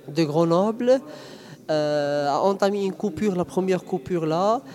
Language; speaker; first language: French; non-native, local second language; Arabic